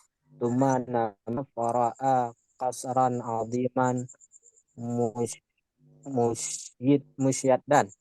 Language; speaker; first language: Arabic; non-native, learner; Indonesian